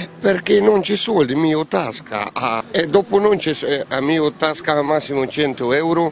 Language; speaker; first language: Italian; non-native, learner; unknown